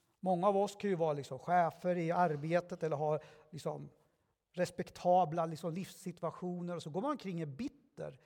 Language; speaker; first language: Swedish; early bilingual, other home language; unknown